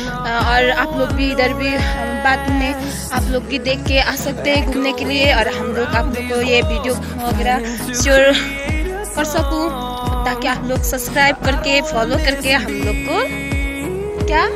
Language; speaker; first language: Hindi; non-native, local second language; Nepali